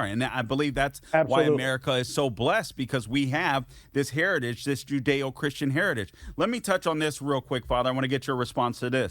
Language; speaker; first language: English; native; English